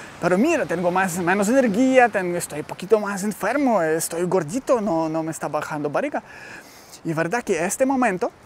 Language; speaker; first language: Spanish; non-native, learner; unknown